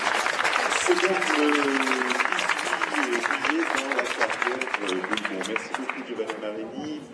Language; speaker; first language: French; native; French